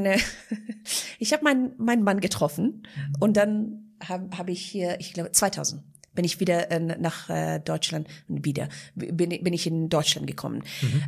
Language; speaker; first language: German; non-native, fluent; Persian